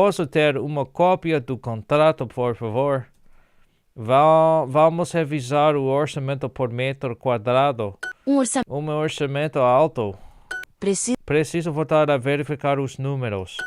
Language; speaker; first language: Portuguese; non-native, learner; English